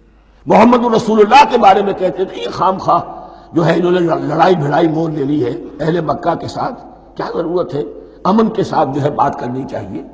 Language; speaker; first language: Urdu; native; Urdu